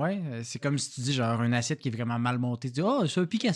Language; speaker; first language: French; native; French